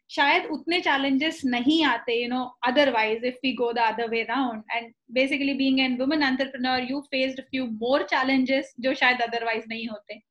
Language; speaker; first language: Hindi; non-native, local second language; Marathi